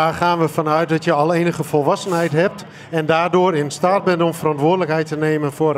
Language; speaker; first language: Dutch; native; Dutch